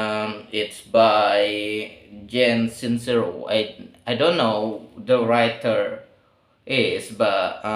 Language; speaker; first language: English; non-native, learner; Indonesian